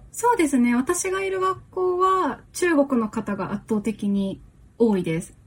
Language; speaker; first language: Japanese; native; Japanese